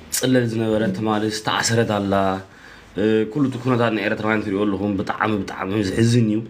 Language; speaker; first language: Tigrinya; early bilingual, heritage; Tigrinya